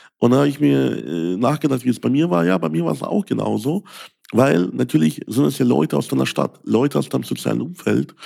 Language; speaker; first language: German; early bilingual, other home language; Russian